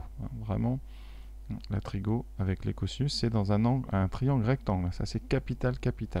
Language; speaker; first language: French; native; French